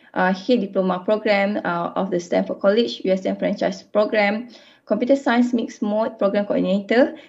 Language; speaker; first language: English; non-native, local second language; Malay